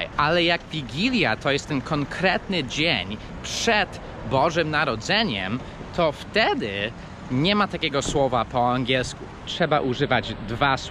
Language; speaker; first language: Polish; early bilingual, heritage; Polish